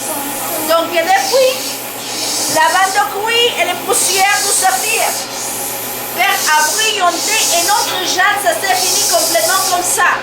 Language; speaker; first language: French; non-native, learner; Spanish